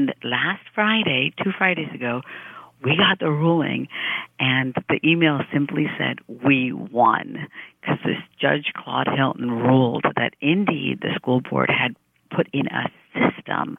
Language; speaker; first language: English; early bilingual, other home language; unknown